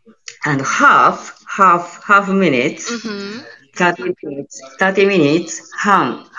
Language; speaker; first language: English; non-native, learner; Japanese